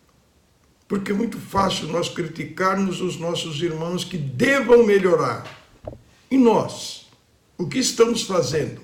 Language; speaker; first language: Portuguese; native; Portuguese